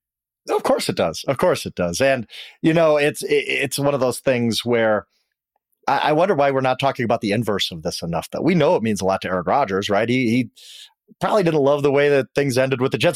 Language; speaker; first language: English; native; English